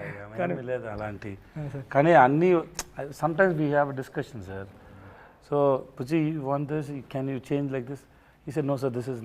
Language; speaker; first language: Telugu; non-native, learner; Tamil